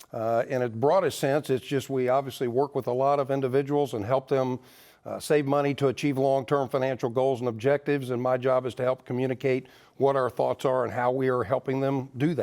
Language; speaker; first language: English; native; English